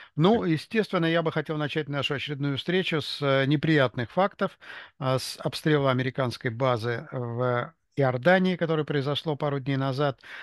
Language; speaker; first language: Russian; native; Russian